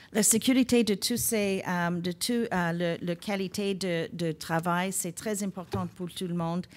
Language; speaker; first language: French; non-native, local second language; English